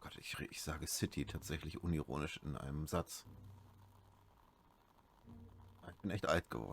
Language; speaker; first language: German; native; German